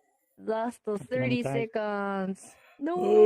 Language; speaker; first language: English; non-native, learner; Japanese